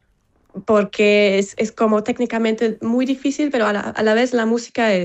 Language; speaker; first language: Spanish; non-native, fluent; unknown